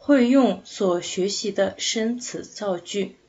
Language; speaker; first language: Chinese; non-native, fluent; Kazakh